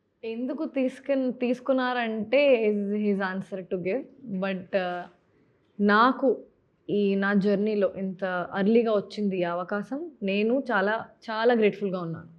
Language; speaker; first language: Telugu; non-native, local second language; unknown